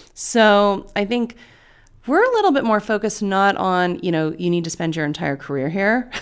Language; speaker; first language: English; native; English